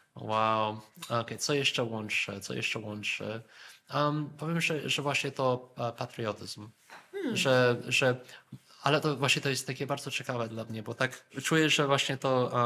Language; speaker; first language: Polish; early bilingual, heritage; Polish